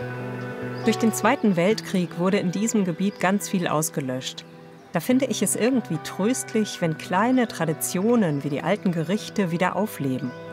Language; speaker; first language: German; native; German